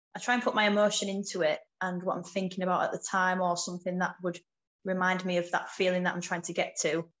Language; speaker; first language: English; native; English